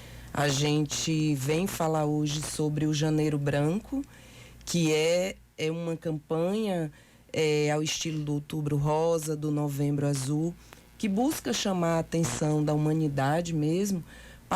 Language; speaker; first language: Portuguese; native; Portuguese